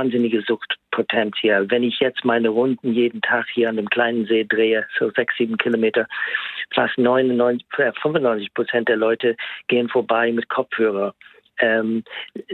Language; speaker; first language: German; non-native, fluent; English